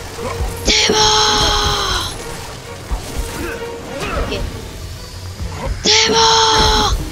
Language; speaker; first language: French; native; French